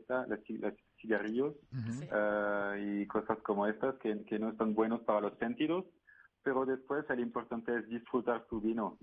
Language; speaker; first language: Spanish; non-native, fluent; French